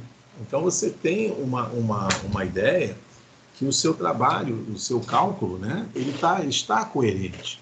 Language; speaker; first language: Portuguese; native; Portuguese